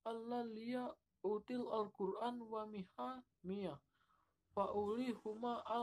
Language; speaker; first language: Arabic; non-native, learner; Indonesian